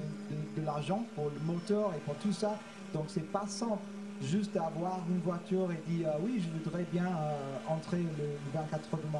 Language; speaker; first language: French; non-native, fluent; English